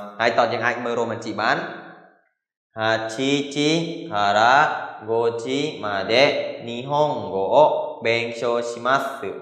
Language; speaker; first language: Japanese; non-native, fluent; Khmer